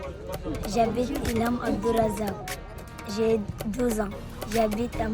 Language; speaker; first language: French; non-native, local second language; Comorian